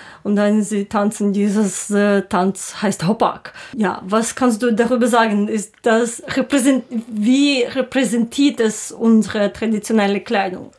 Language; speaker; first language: German; non-native, learner; Ukrainian